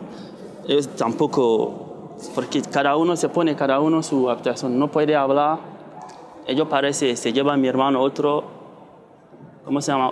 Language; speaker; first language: Spanish; non-native, learner; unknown